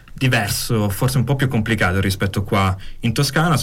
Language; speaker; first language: Italian; native; Italian